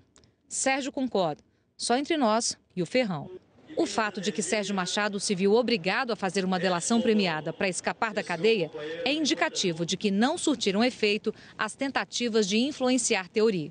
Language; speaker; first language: Portuguese; native; Portuguese